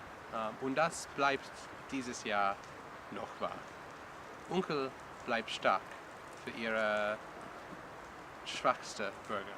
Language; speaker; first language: German; non-native, learner; English